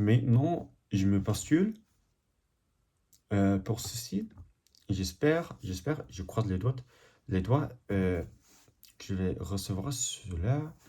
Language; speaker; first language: French; non-native, learner; English